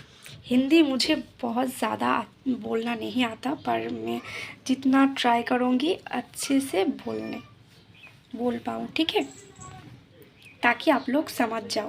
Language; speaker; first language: Hindi; non-native, local second language; Bangla